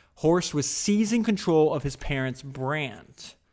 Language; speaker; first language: English; native; English